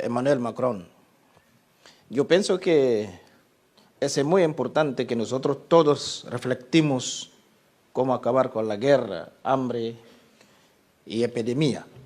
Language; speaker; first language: Spanish; non-native, learner; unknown